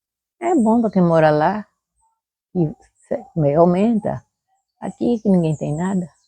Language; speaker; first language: Portuguese; native; Portuguese